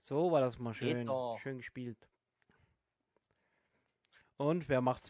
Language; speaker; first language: German; native; German